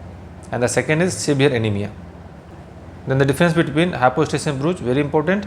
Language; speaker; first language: English; non-native, local second language; Hindi